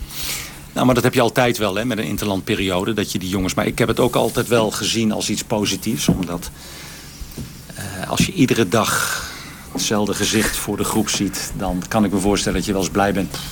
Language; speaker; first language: Dutch; native; Dutch